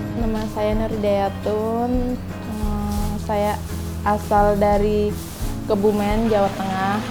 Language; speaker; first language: Indonesian; non-native, local second language; Javanese